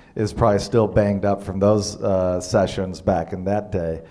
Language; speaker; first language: English; native; English